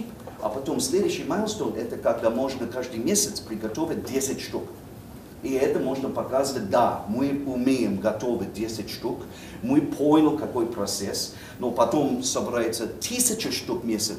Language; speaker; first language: Russian; non-native, fluent; English